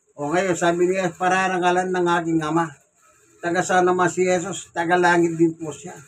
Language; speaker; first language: Filipino; non-native, local second language; Pampanga